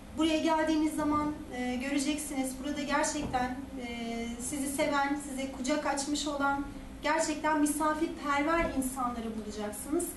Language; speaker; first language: Turkish; native; Turkish